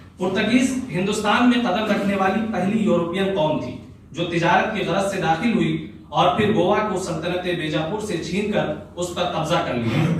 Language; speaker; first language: Urdu; native; Urdu